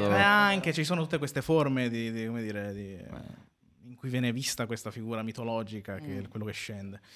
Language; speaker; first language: Italian; native; Italian